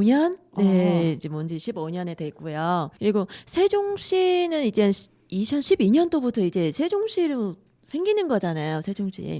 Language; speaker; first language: Korean; non-native, fluent; Vietnamese